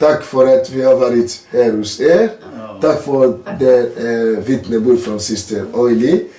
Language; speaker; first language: Swedish; non-native, learner; French